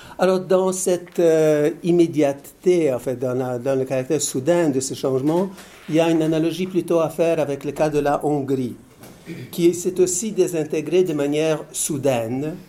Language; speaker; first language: French; early bilingual, other home language; Polish